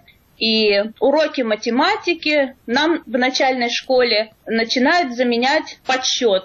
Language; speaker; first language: Russian; native; Russian